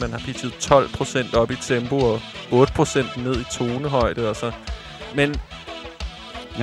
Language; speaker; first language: Danish; native; Danish